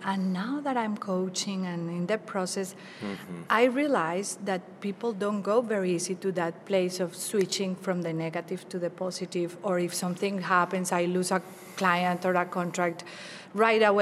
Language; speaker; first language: English; non-native, fluent; Spanish